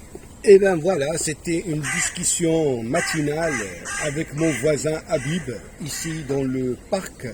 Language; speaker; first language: French; native; French